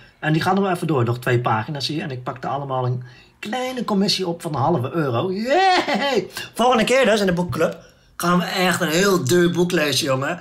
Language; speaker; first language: Dutch; native; Dutch